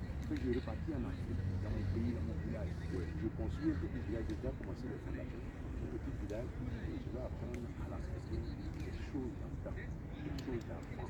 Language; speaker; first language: French; non-native, local second language; Baoulé